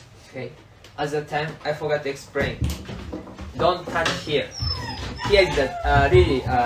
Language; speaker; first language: English; non-native, learner; Japanese